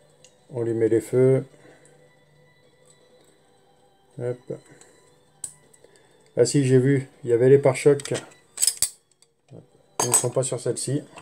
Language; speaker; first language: French; native; French